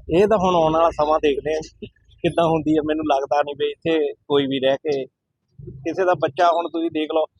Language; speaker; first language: Punjabi; native; Punjabi